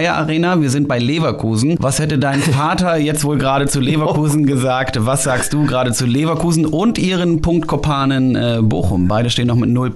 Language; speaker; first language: German; native; German